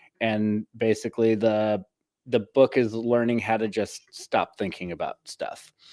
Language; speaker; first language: English; native; English